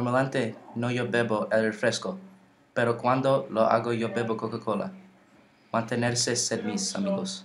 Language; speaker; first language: Spanish; non-native, learner; English